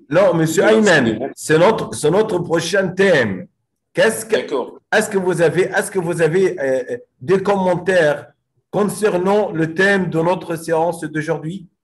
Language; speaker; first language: French; non-native, fluent; Arabic